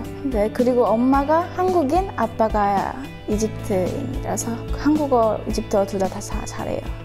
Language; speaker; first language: Korean; early bilingual, heritage; Korean